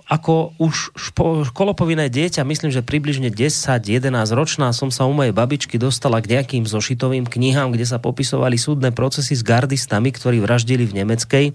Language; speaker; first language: Slovak; native; Slovak